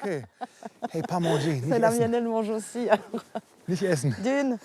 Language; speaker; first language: German; native; German